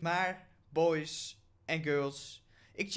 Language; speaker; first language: Dutch; native; Dutch